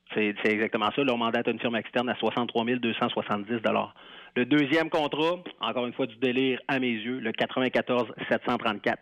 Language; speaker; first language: French; native; French